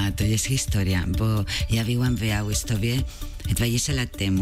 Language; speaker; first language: Polish; non-native, learner; Spanish